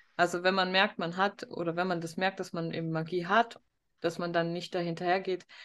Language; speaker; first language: German; native; German